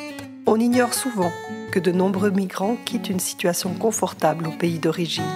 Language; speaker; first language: French; native; French